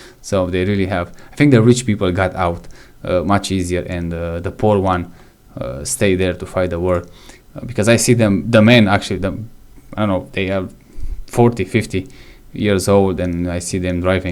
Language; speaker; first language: English; non-native, fluent; Romanian